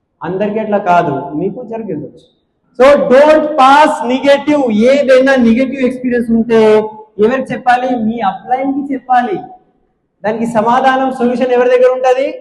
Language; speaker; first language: Telugu; non-native, local second language; Hindi